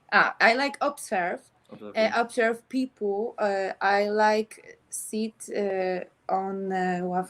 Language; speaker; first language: English; non-native, learner; Polish